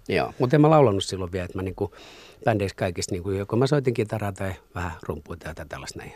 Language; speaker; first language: Finnish; native; Finnish